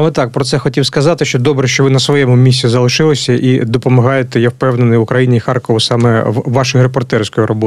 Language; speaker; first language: Ukrainian; native; Ukrainian